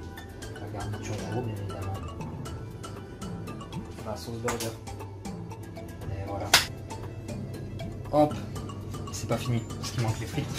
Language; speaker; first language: French; native; French